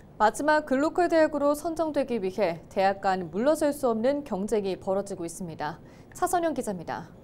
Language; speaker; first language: Korean; native; Korean